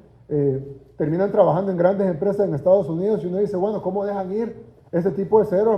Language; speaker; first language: Spanish; native; Spanish